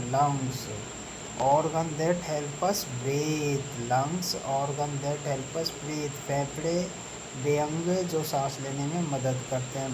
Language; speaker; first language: Hindi; native; Hindi